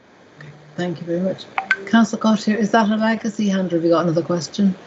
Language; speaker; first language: English; native; English